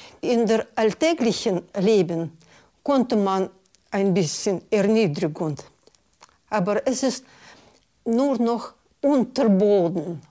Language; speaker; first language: German; non-native, learner; Russian